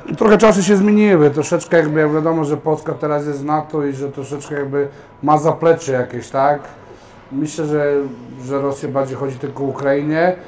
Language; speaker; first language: Polish; early bilingual, heritage; Serbian